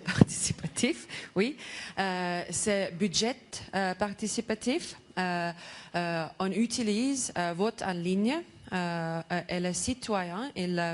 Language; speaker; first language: French; non-native, learner; Estonian